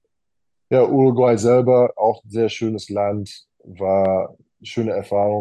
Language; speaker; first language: German; non-native, fluent; English